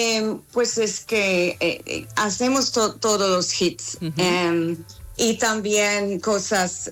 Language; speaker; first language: Spanish; non-native, learner; English